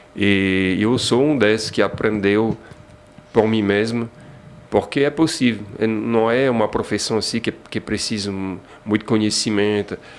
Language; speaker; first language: Portuguese; non-native, fluent; French